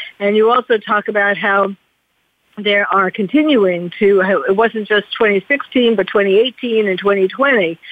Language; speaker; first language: English; native; English